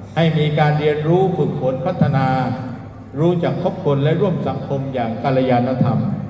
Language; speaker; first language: Thai; native; Thai